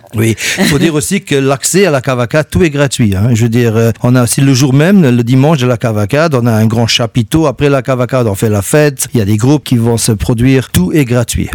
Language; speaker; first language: French; non-native, local second language; Luxembourgish